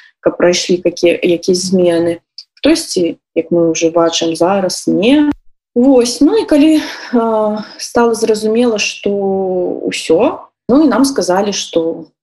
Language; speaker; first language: Belarusian; native; Belarusian